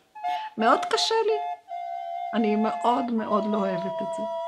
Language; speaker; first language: Hebrew; early bilingual, other home language; Romanian